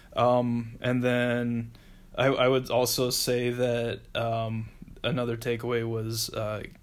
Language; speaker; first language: English; native; English